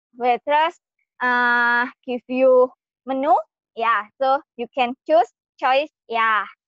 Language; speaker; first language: English; non-native, learner; Indonesian